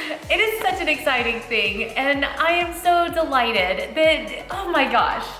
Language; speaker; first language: English; native; English